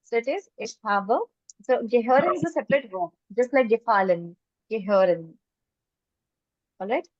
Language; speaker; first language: German; non-native, learner; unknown